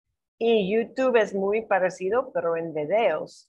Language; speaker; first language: Spanish; non-native, learner; English